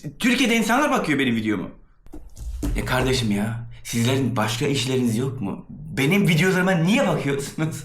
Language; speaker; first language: Turkish; early bilingual, heritage; Turkish